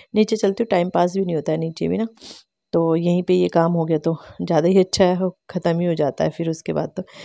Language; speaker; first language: Hindi; native; Hindi